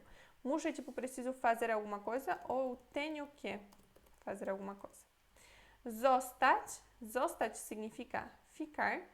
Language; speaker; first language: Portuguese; non-native, fluent; Polish